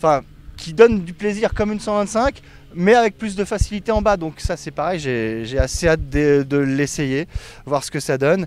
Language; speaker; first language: French; native; French